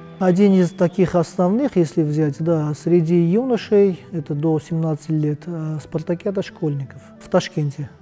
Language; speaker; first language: Russian; non-native, local second language; Armenian